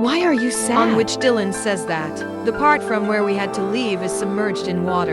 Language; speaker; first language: English; non-native, local second language; Hindi